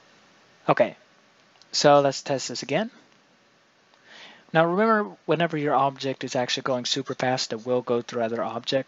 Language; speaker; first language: English; native; English